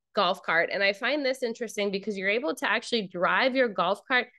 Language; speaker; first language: English; native; English